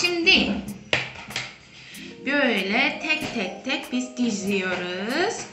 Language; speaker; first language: Turkish; non-native, fluent; Korean